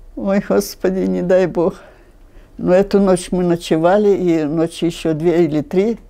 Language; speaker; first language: Russian; non-native, local second language; Finnish